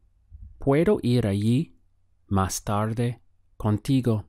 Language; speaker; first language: Spanish; non-native, fluent; English